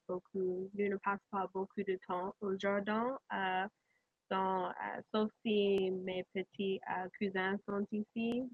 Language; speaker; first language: French; non-native, learner; English